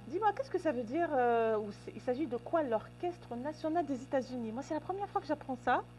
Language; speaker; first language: French; non-native, local second language; Kabyle